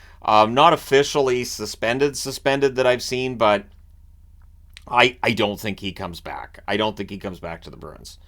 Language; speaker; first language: English; native; English